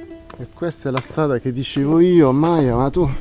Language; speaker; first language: Italian; native; Italian